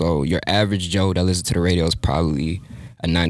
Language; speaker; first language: English; native; English